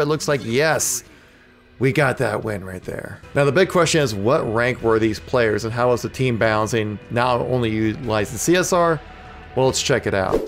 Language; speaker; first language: English; native; English